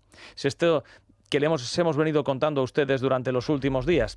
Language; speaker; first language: Spanish; native; Spanish